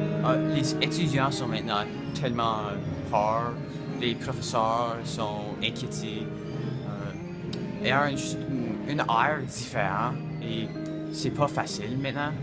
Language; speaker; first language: French; non-native, local second language; English